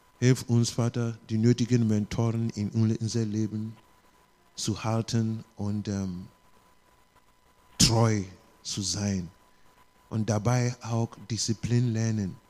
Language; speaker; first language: German; non-native, learner; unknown